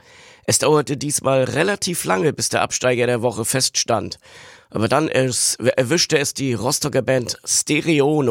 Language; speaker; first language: German; native; German